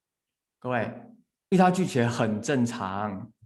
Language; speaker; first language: Chinese; native; Chinese